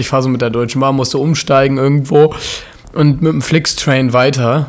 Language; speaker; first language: German; native; German